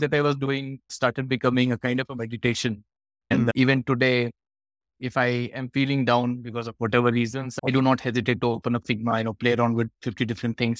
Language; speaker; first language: English; non-native, local second language; Hindi